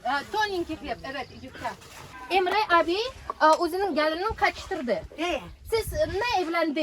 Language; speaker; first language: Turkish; non-native, learner; Russian